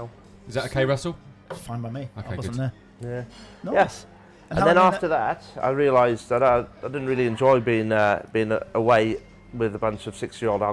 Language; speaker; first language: English; native; English